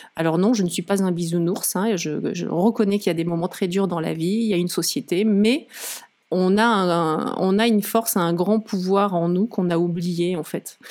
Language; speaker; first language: French; native; French